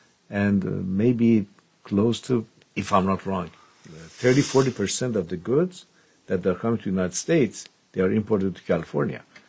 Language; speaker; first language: English; non-native, fluent; Persian